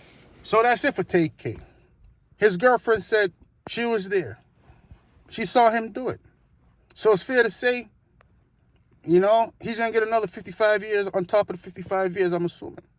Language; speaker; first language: English; native; English